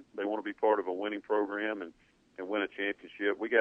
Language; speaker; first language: English; native; English